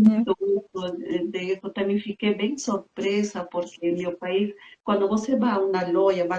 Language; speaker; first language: Portuguese; non-native, fluent; Spanish